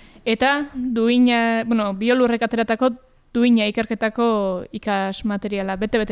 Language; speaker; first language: Basque; native; Basque